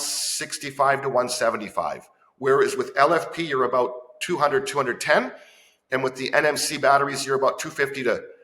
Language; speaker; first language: English; native; English